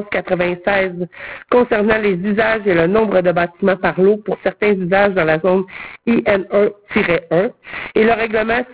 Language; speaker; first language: French; native; French